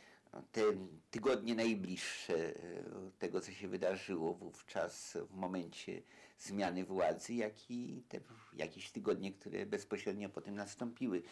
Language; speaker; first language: Polish; native; Polish